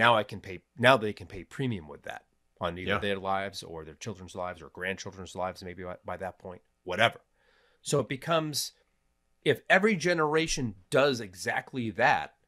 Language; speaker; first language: English; native; English